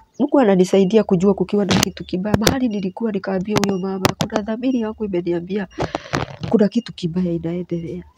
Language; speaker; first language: Swahili; non-native, local second language; Kikuyu